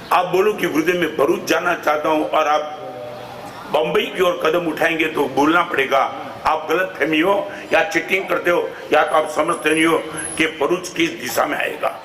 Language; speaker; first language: Hindi; non-native, local second language; Gujarati